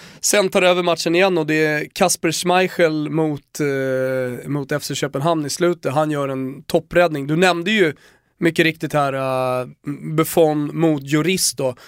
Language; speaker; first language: Swedish; native; Swedish